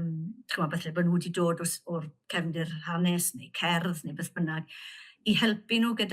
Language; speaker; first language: Welsh; native; Welsh